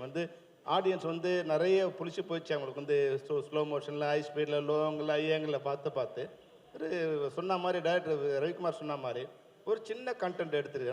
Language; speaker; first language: Tamil; native; Tamil